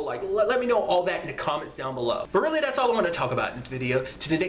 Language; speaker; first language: English; native; English